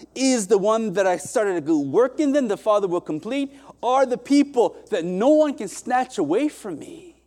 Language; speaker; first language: English; early bilingual, other home language; Korean